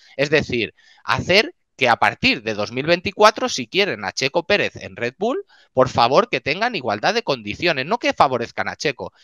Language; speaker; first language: Spanish; native; Spanish